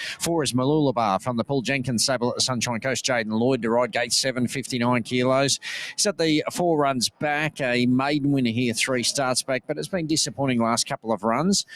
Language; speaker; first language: English; native; English